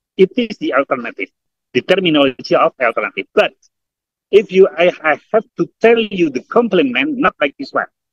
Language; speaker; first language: English; non-native, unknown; Indonesian